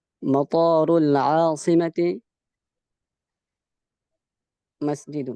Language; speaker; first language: Arabic; non-native, learner; Bangla